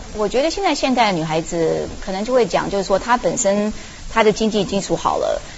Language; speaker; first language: Chinese; early bilingual, heritage; Chinese